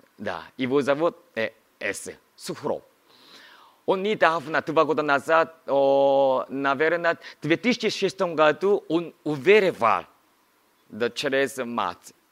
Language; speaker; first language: Russian; non-native, learner; Korean